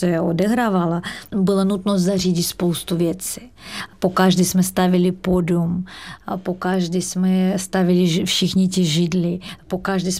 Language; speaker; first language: Czech; non-native, fluent; Russian